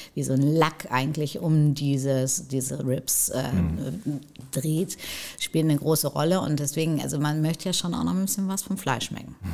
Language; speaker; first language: German; native; German